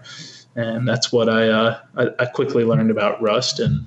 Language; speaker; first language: English; native; English